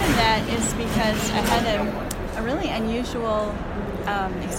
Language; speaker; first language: English; native; English